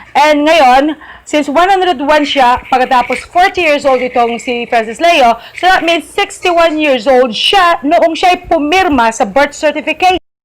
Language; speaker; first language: Filipino; non-native, local second language; Iloko